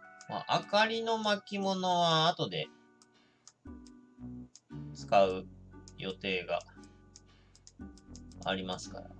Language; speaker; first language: Japanese; native; Japanese